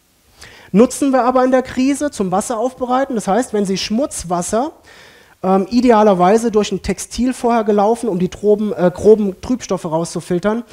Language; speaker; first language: German; native; German